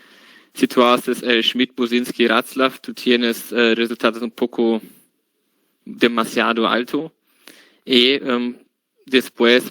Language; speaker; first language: Spanish; non-native, learner; German